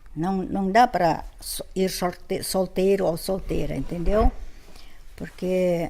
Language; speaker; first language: Portuguese; non-native, fluent; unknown